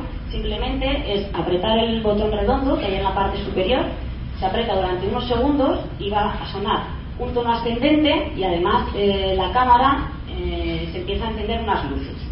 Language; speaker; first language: Spanish; native; Spanish